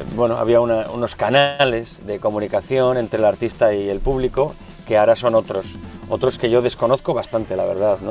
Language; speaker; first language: Spanish; native; Spanish